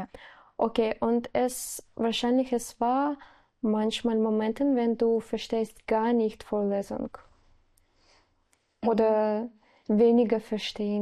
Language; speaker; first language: German; non-native, learner; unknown